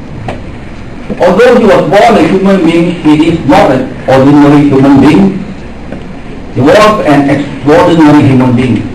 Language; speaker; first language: English; non-native, local second language; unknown